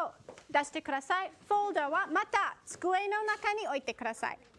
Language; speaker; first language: Japanese; non-native, fluent; English